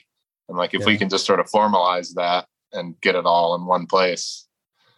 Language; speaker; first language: English; native; English